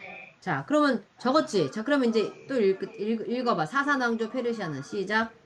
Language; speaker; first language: Korean; native; Korean